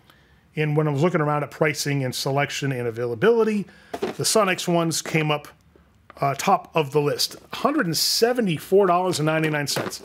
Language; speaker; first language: English; native; English